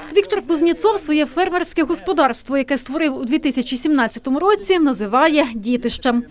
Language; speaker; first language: Ukrainian; native; Ukrainian